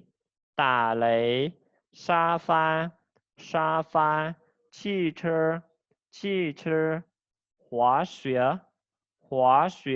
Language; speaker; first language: Chinese; non-native, fluent; Khmer